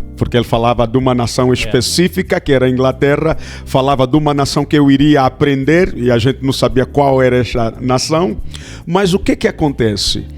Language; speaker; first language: Portuguese; native; Portuguese